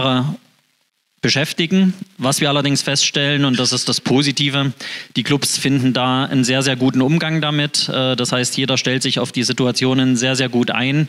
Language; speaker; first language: German; native; German